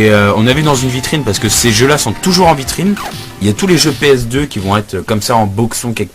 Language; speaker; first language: French; native; French